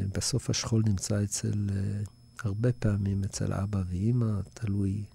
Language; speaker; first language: Hebrew; early bilingual, other home language; English